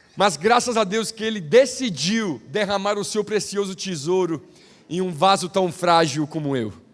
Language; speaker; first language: Portuguese; non-native, fluent; Italian